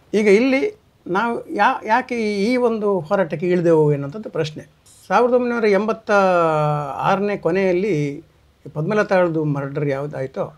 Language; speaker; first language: Kannada; native; Kannada